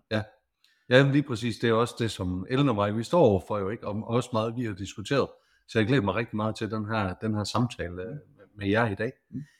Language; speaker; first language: Danish; native; Danish